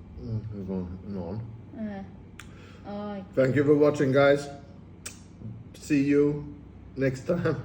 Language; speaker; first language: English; non-native, learner; Swedish